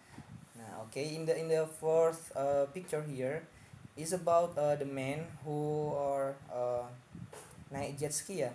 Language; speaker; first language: English; non-native, fluent; Indonesian